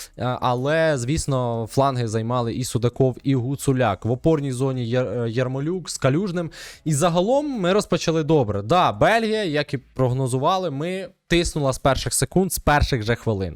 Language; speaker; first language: Ukrainian; native; Ukrainian